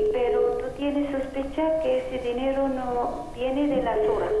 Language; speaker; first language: Spanish; non-native, fluent; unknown